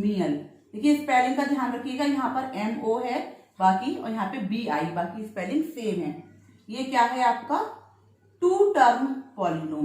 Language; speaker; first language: Hindi; native; Hindi